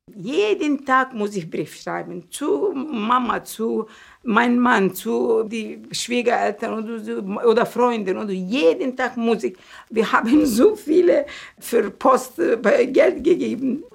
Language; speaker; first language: German; non-native, learner; Turkish